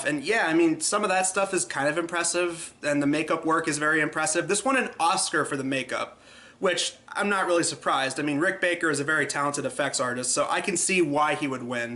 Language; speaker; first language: English; native; English